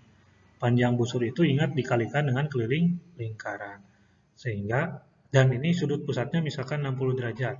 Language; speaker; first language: Indonesian; native; Indonesian